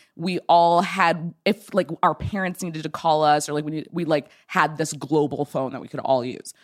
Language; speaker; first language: English; native; English